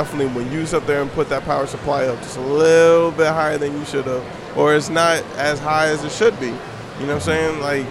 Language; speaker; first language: English; native; English